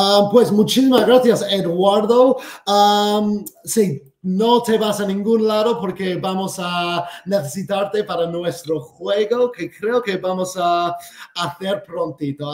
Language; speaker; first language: Spanish; non-native, fluent; English